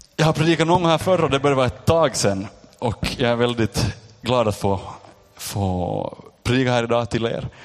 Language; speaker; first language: Swedish; native; Swedish